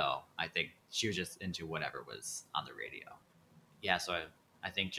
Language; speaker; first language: English; native; English